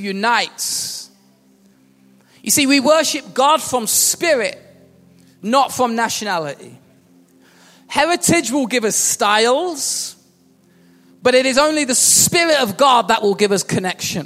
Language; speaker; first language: English; native; English